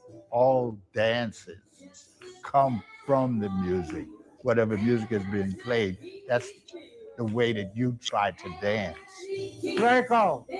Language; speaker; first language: English; native; English